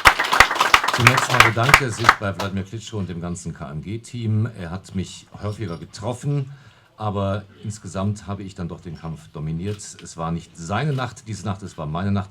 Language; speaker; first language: German; native; German